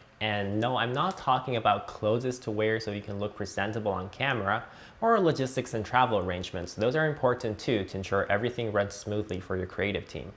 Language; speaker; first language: English; native; English